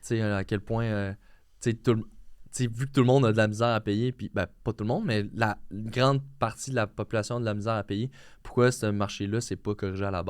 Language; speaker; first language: French; native; French